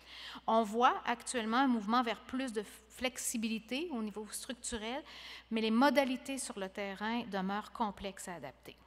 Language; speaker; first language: French; native; French